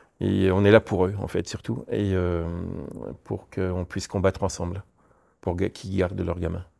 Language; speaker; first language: French; native; French